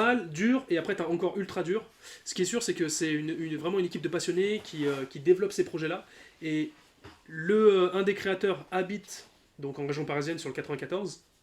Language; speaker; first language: French; native; French